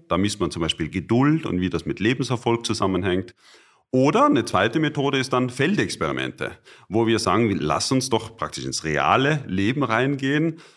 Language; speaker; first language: German; native; German